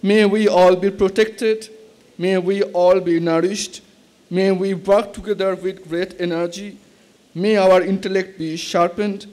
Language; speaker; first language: English; non-native, local second language; Bangla